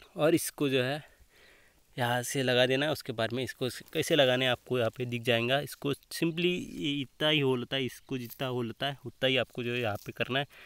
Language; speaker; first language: Hindi; non-native, local second language; Marathi